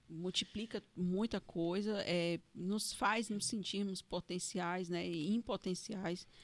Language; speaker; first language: Portuguese; native; Portuguese